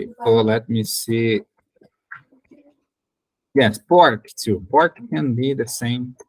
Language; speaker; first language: English; non-native, learner; Portuguese